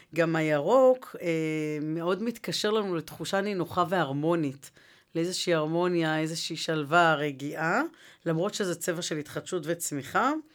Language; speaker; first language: Hebrew; native; Hebrew